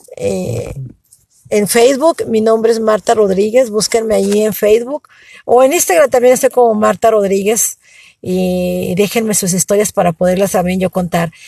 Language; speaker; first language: Spanish; native; Spanish